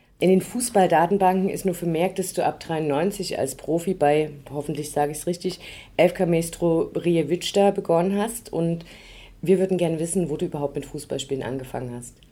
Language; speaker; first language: German; native; German